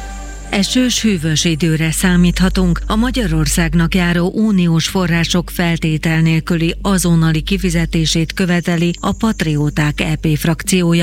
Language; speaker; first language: Hungarian; native; Hungarian